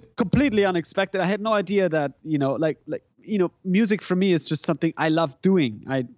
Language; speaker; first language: English; non-native, fluent; German